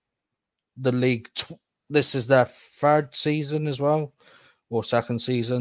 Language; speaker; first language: English; native; English